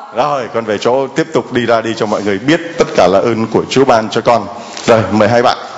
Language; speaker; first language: Vietnamese; native; Vietnamese